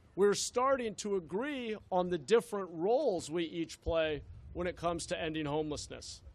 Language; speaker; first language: English; native; English